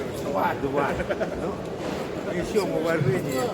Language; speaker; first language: Russian; native; Russian